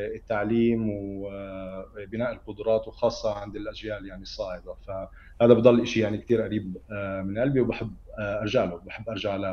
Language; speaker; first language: Arabic; native; Arabic